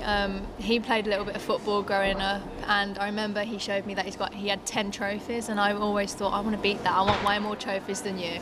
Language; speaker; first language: English; native; English